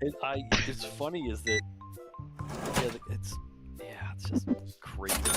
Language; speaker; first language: English; native; English